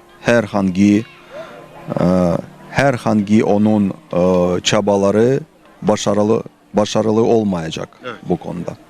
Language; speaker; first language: Turkish; non-native, fluent; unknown